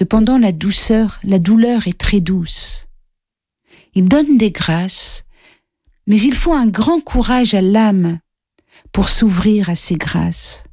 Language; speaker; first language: French; native; French